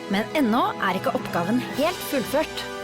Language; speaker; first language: Norwegian; native; Norwegian